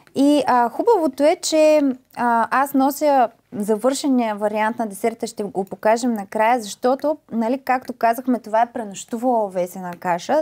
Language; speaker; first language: Bulgarian; native; Bulgarian